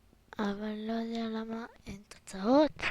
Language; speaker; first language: Hebrew; native; Hebrew